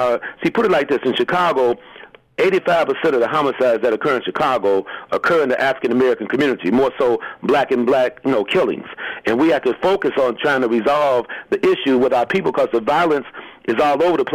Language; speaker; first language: English; native; English